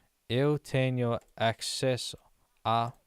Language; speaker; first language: Portuguese; non-native, learner; English